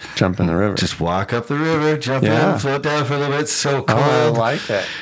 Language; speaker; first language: English; native; English